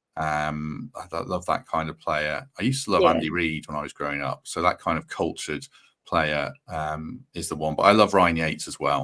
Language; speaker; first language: English; native; English